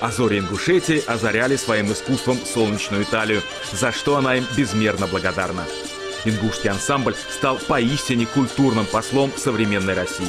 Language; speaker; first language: Russian; native; Russian